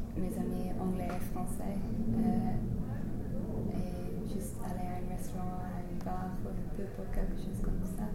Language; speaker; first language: French; non-native, learner; English